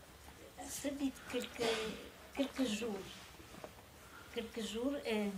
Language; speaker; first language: French; non-native, fluent; Polish